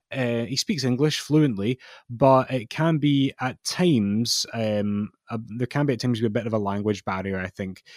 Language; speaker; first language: English; native; English